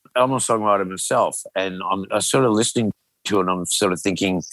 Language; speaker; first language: English; native; English